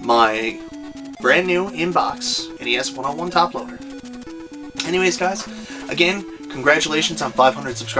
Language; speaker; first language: English; native; English